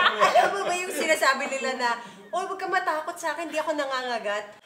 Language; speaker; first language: Filipino; non-native, local second language; English